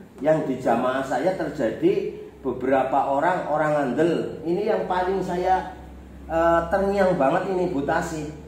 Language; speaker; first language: Indonesian; non-native, local second language; Javanese